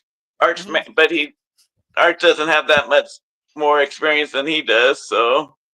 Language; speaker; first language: English; native; English